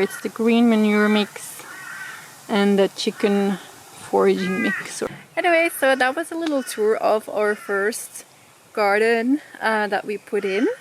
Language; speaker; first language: English; non-native, fluent; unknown